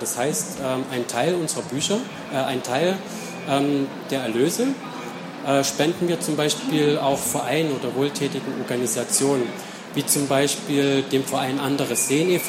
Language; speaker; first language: German; native; German